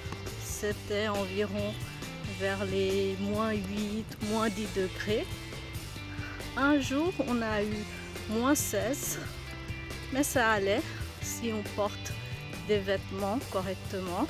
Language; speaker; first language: French; non-native, fluent; Bangla